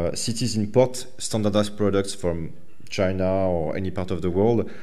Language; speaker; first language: English; non-native, fluent; French